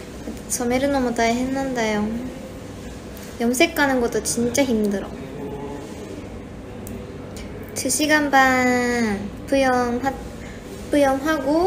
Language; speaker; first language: Korean; non-native, fluent; Japanese